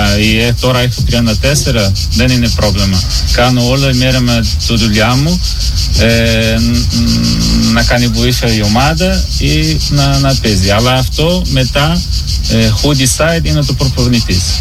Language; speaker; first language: Greek; non-native, learner; Portuguese